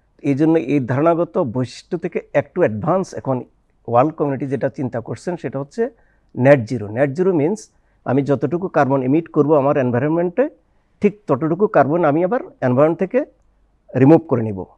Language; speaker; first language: Bangla; native; Bangla